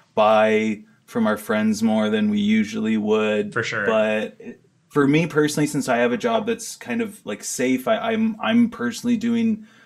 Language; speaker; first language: English; native; English